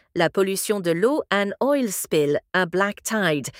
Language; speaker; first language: French; native; French